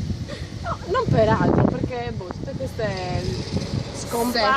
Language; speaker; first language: Italian; native; Italian